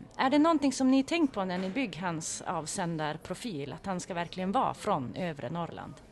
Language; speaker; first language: Swedish; native; Swedish